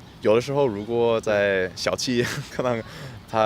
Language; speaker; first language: Chinese; non-native, fluent; English